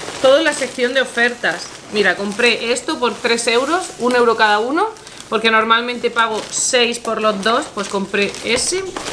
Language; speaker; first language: Spanish; native; Spanish